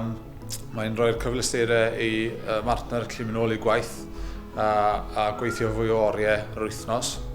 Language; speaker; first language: Welsh; native; Welsh